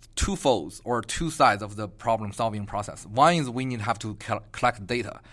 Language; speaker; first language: English; non-native, fluent; Chinese